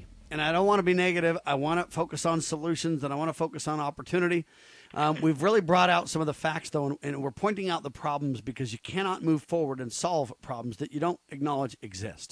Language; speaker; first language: English; native; English